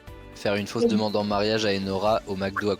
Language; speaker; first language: French; native; French